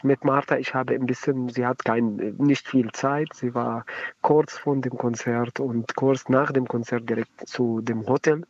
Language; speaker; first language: German; non-native, learner; Arabic